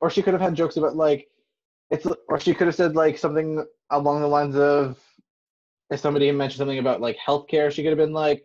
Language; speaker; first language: English; non-native, fluent; French